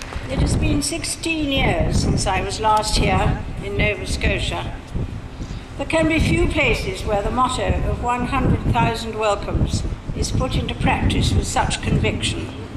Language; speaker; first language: English; native; English